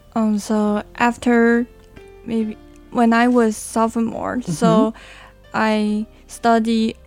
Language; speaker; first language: English; non-native, learner; Chinese